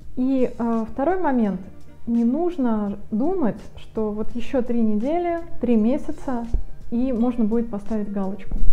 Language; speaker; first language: Russian; native; Russian